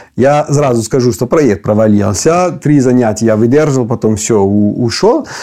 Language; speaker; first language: Russian; non-native, fluent; Italian